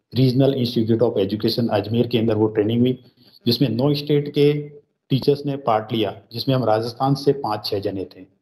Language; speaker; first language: Hindi; native; Hindi